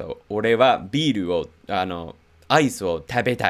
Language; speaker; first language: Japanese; non-native, fluent; English